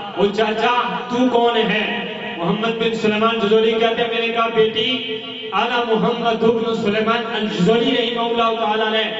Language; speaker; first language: Urdu; non-native, local second language; Punjabi